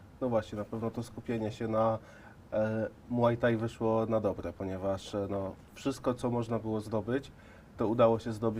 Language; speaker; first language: Polish; native; Polish